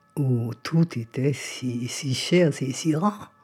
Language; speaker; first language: French; native; French